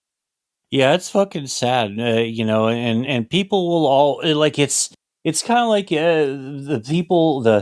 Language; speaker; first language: English; native; English